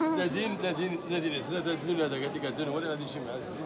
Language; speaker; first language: Arabic; native; Arabic